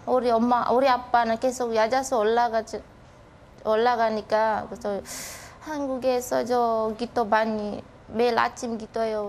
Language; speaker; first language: Korean; non-native, learner; Indonesian